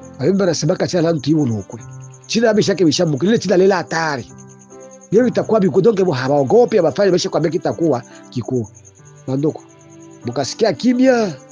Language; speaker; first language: Swahili; native; Swahili